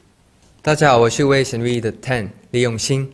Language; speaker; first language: Chinese; non-native, learner; Thai